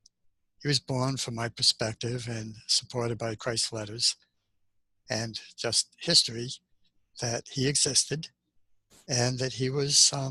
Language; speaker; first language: English; native; English